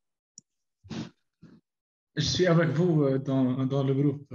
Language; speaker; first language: French; non-native, learner; Arabic